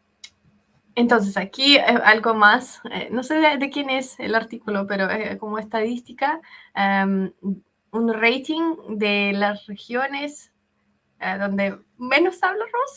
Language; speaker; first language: Spanish; non-native, fluent; Russian